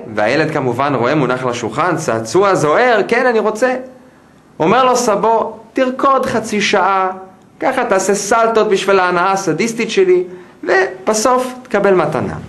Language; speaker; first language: Hebrew; non-native, fluent; English